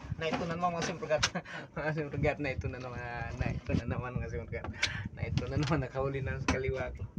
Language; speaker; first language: Filipino; native; Filipino